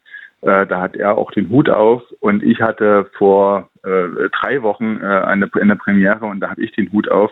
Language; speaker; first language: German; native; German